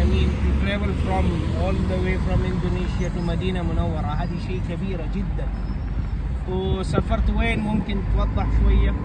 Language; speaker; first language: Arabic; non-native, learner; Urdu